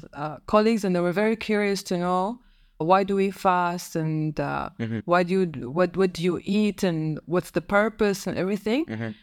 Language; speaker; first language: English; non-native, fluent; Arabic